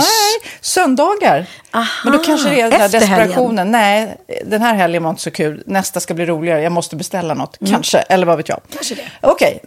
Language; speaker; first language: Swedish; native; Swedish